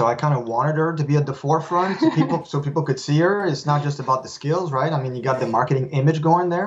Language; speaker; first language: English; non-native, fluent; French